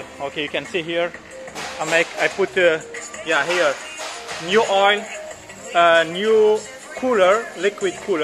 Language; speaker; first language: English; non-native, learner; French